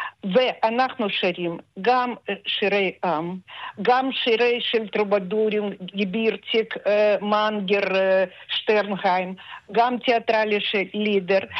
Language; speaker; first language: Hebrew; non-native, fluent; Russian